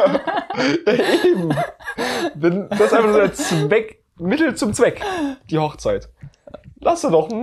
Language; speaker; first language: German; native; German